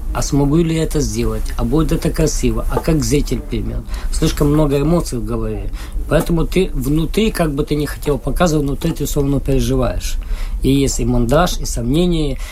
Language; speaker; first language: Russian; non-native, local second language; Ukrainian